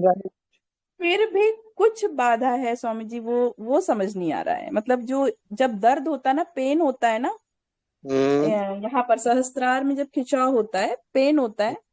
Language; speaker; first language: Hindi; native; Hindi